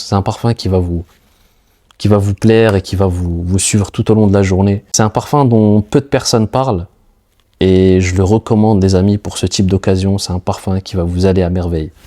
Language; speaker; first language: French; native; French